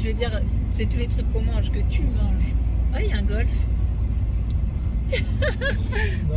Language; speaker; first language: French; native; French